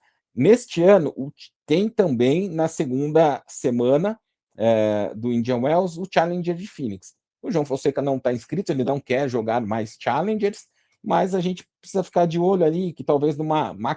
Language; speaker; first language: Portuguese; native; Portuguese